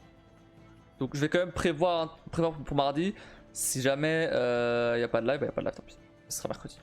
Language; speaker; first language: French; native; French